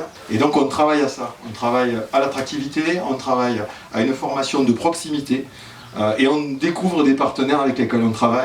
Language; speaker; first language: French; native; French